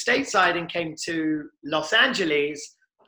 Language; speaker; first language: English; native; English